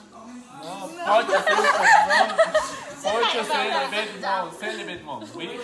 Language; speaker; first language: French; non-native, learner; Spanish